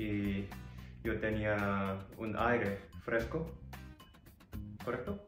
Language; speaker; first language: Spanish; non-native, learner; Korean